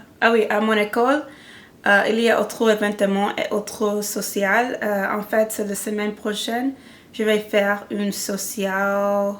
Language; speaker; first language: French; non-native, learner; English